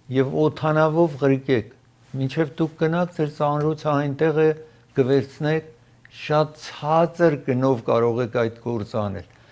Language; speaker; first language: Armenian; native; Armenian